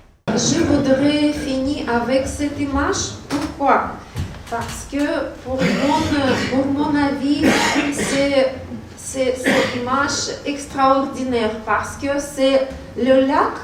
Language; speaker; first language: French; non-native, learner; Russian